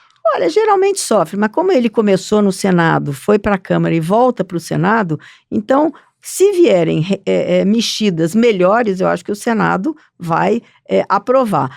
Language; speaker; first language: Portuguese; native; Portuguese